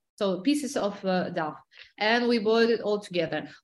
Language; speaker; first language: English; non-native, fluent; Russian